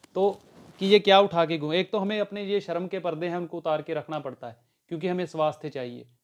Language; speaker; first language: Hindi; native; Hindi